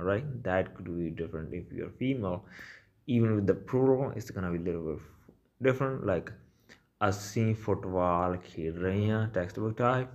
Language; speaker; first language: English; non-native, local second language; Punjabi